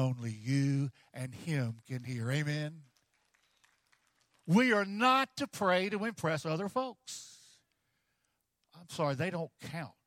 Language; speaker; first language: English; native; English